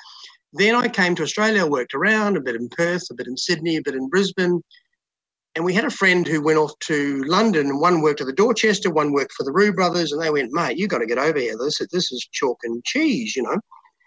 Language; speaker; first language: English; native; English